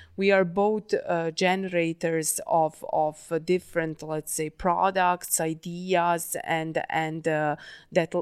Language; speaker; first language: English; non-native, fluent; Serbian